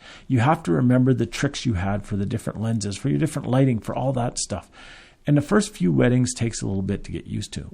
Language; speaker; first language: English; native; English